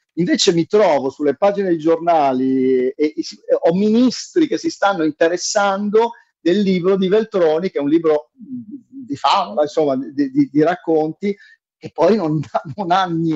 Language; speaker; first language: Italian; native; Italian